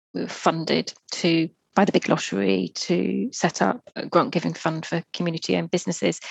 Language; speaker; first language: English; native; English